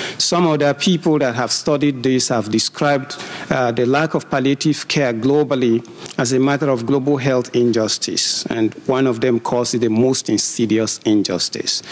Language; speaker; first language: English; non-native, local second language; Igbo